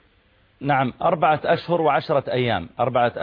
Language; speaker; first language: Arabic; native; Arabic